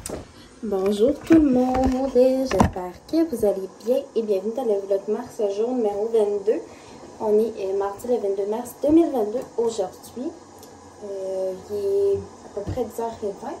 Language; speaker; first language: French; native; French